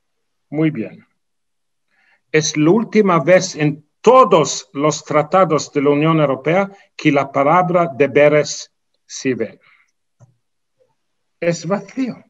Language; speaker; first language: Spanish; non-native, fluent; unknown